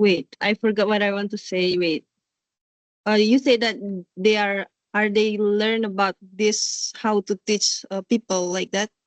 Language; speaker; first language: English; non-native, learner; Indonesian